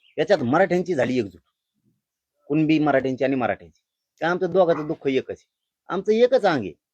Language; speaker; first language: Marathi; native; Marathi